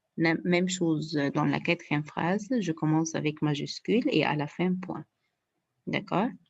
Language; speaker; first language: French; non-native, fluent; Arabic